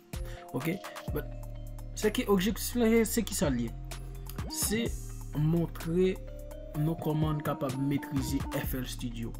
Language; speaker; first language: French; non-native, local second language; Haitian Creole